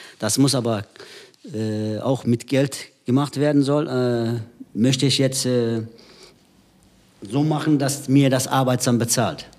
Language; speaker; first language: German; non-native, fluent; Turkish